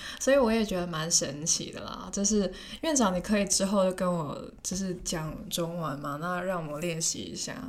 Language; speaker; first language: Chinese; non-native, local second language; Cantonese